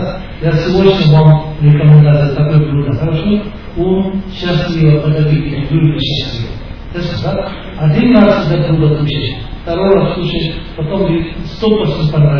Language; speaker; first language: Russian; non-native, learner; Tibetan